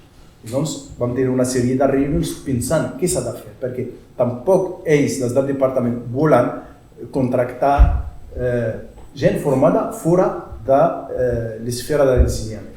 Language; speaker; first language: Catalan; non-native, fluent; Berber languages